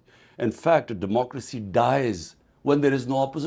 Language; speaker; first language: English; non-native, local second language; Urdu